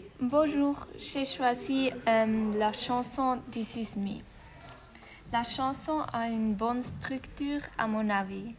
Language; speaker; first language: French; non-native, learner; German